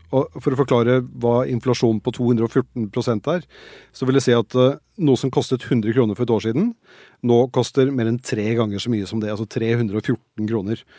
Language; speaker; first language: Norwegian; native; Norwegian